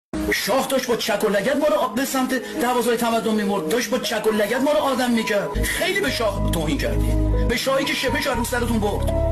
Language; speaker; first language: Persian; native; Persian